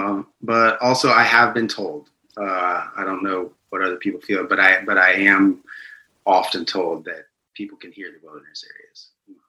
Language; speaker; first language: English; native; English